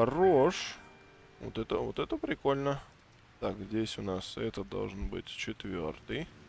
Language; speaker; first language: Russian; native; Russian